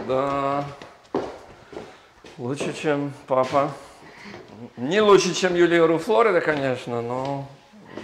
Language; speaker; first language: Russian; non-native, learner; English